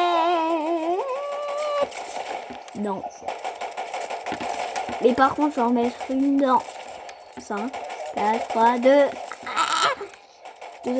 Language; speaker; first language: French; native; French